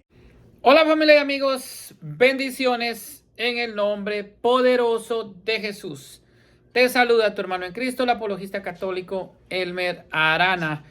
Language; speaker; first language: Spanish; native; Spanish